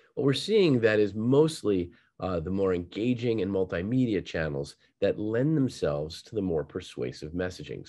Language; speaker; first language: English; native; English